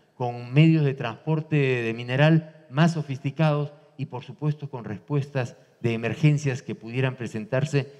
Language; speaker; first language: Spanish; native; Spanish